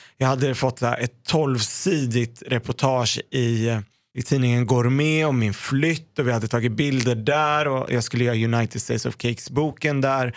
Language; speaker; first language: Swedish; early bilingual, other home language; Arabic